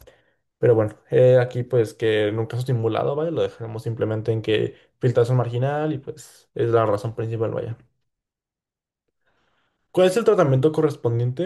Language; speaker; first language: Spanish; native; Spanish